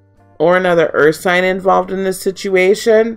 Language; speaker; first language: English; native; English